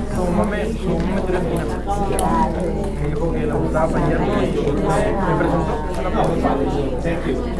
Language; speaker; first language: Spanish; non-native, local second language; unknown